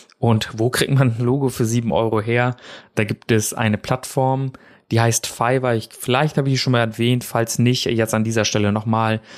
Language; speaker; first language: German; early bilingual, other home language; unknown